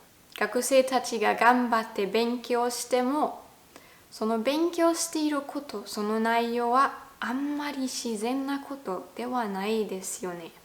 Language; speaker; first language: Japanese; non-native, fluent; German